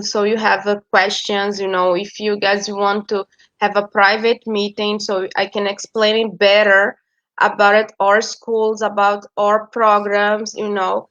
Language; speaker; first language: English; non-native, fluent; Portuguese